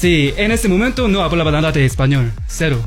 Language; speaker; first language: Spanish; non-native, learner; Korean